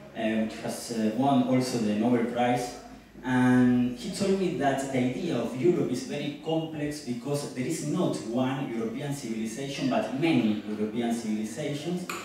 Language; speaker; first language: English; non-native, learner; Spanish